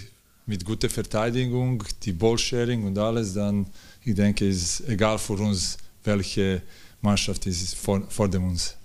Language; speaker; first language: German; non-native, learner; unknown